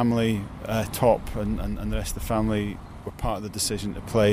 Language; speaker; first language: English; native; English